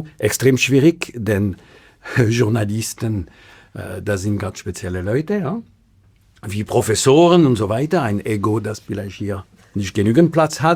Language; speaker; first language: German; non-native, local second language; French